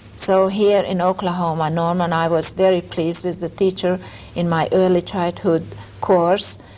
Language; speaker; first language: English; non-native, fluent; Hungarian